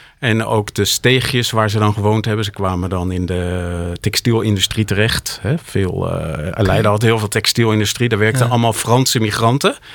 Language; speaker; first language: Dutch; native; Dutch